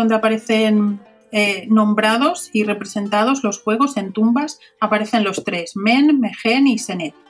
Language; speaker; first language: Spanish; native; Spanish